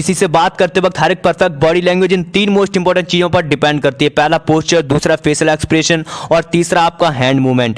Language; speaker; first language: Hindi; native; Hindi